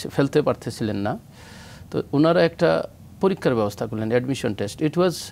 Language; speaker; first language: Bangla; native; Bangla